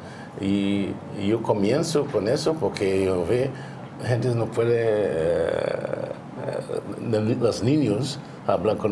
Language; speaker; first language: Spanish; non-native, learner; English